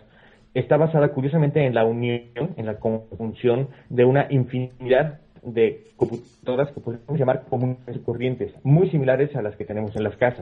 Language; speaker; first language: Spanish; native; Spanish